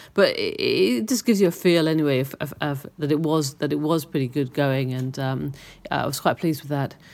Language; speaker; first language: English; native; English